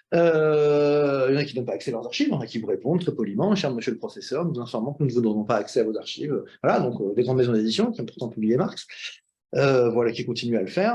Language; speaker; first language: French; native; French